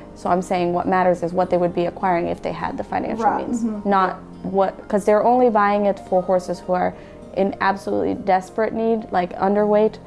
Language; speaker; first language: English; non-native, fluent; Portuguese